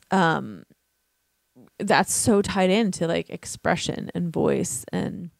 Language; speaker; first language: English; native; English